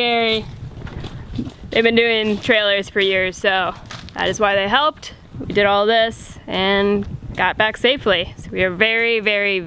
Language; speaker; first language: English; native; English